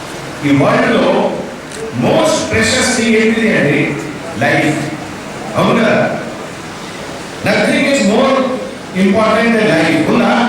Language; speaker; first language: Telugu; non-native, fluent; Hindi